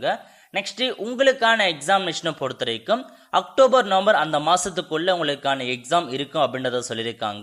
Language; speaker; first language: Tamil; native; Tamil